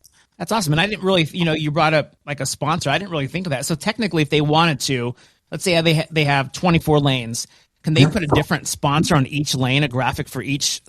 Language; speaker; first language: English; native; English